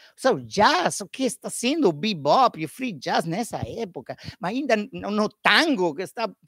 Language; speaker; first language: Portuguese; non-native, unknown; Italian